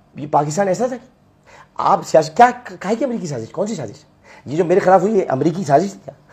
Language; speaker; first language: Urdu; native; Urdu